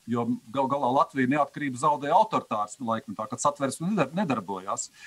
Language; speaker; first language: Latvian; native; Latvian